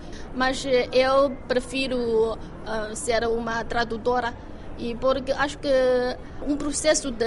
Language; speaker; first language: Portuguese; non-native, fluent; Chinese